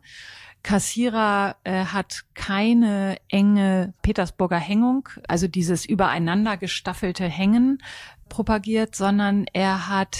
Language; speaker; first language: German; native; German